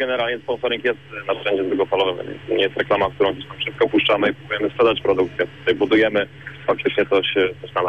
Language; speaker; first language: Polish; native; Polish